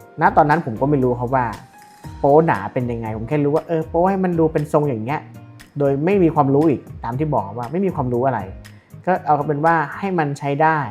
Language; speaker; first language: Thai; native; Thai